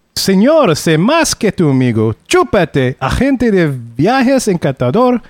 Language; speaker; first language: Spanish; non-native, learner; English